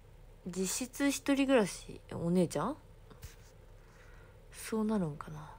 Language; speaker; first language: Japanese; native; Japanese